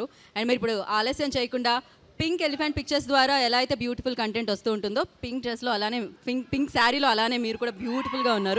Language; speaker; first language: Telugu; native; Telugu